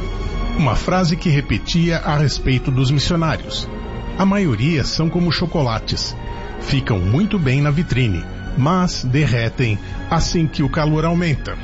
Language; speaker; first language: Portuguese; native; Portuguese